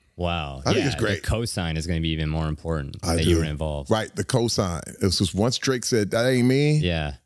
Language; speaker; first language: English; native; English